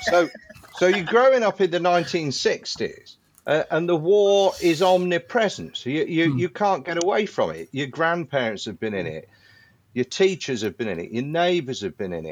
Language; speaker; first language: English; native; English